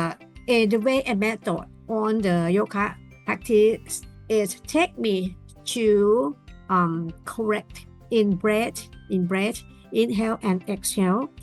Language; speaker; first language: English; non-native, learner; Thai